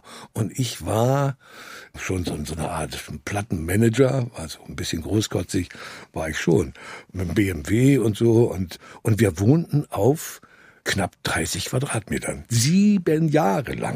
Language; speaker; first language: German; native; German